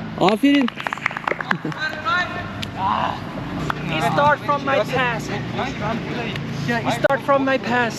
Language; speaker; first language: English; non-native, learner; Thai